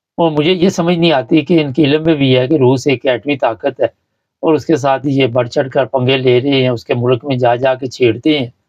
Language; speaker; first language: Urdu; native; Urdu